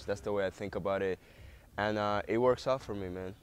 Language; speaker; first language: English; early bilingual, other home language; Spanish